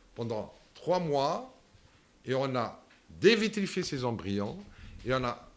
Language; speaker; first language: French; non-native, local second language; Arabic